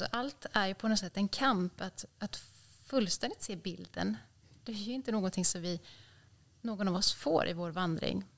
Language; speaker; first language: Swedish; native; Swedish